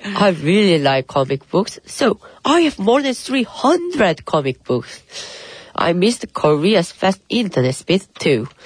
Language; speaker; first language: English; early bilingual, other home language; Korean